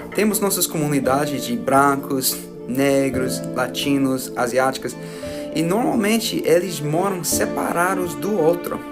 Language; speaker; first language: Portuguese; non-native, fluent; English